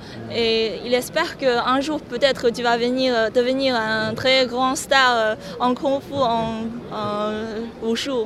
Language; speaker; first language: French; non-native, fluent; Chinese